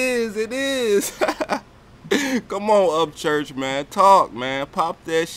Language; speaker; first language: English; native; English